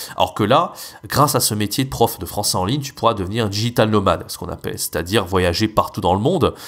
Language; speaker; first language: French; native; French